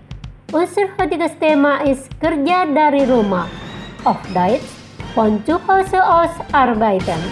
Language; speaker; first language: German; non-native, fluent; Indonesian